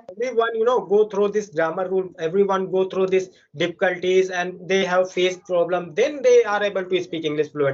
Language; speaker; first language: English; non-native, local second language; Hindi